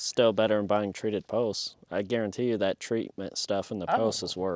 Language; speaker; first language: English; native; English